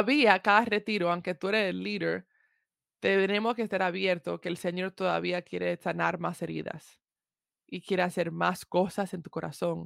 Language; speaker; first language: Spanish; early bilingual, heritage; Spanish